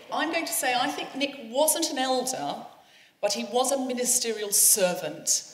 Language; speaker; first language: English; native; English